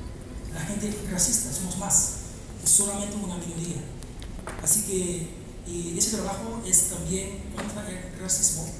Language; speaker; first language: Spanish; non-native, fluent; Haitian Creole